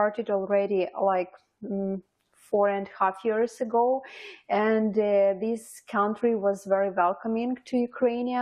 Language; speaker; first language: English; non-native, fluent; Ukrainian